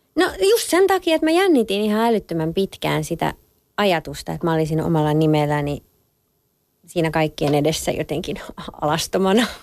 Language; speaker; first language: Finnish; early bilingual, other home language; French